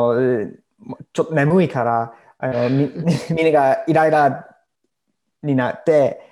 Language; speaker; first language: Japanese; non-native, learner; English